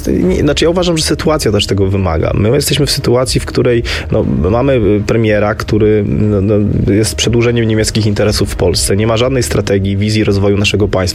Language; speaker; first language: Polish; native; Polish